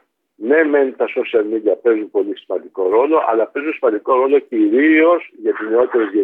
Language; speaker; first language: Greek; native; Greek